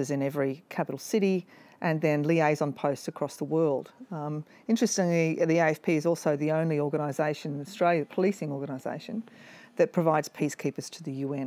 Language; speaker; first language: English; native; English